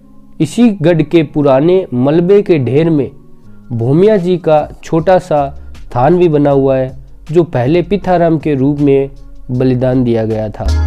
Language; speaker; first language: Hindi; native; Hindi